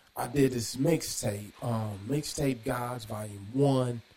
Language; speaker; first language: English; native; English